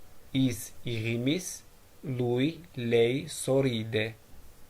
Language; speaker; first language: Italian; non-native, fluent; Georgian